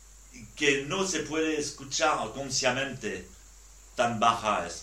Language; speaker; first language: Spanish; non-native, learner; French